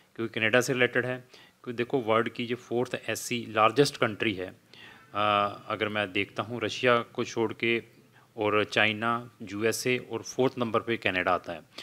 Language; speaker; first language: Hindi; non-native, local second language; Punjabi